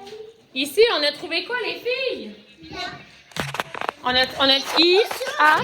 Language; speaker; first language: French; native; French